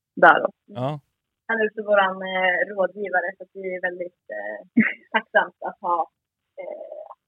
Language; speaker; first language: Swedish; native; Swedish